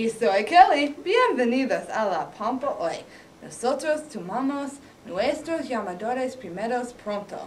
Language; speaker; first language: Spanish; non-native, learner; English